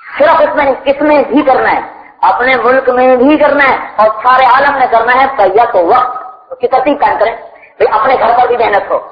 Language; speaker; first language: Urdu; non-native, local second language; Punjabi